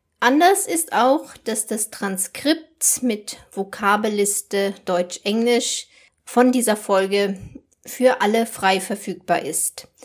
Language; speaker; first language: German; native; German